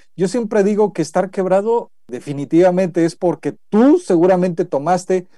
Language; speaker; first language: Spanish; native; Spanish